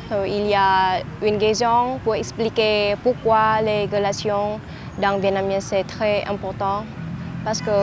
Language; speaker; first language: French; non-native, learner; Vietnamese